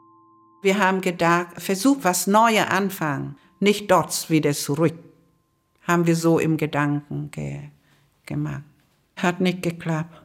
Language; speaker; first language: German; non-native, learner; Vietnamese